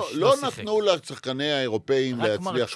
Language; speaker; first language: Hebrew; native; Hebrew